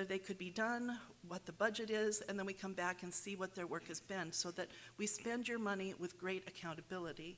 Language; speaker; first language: English; native; English